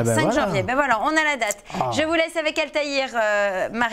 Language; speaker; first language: French; native; French